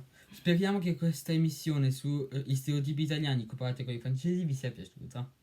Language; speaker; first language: Italian; non-native, learner; French